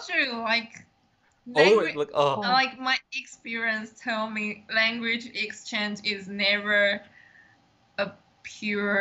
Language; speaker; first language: English; non-native, learner; Chinese